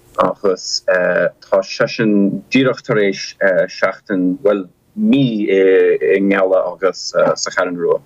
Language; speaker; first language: Irish; non-native, fluent; English